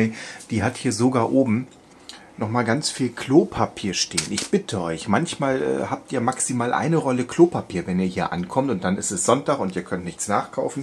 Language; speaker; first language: German; native; German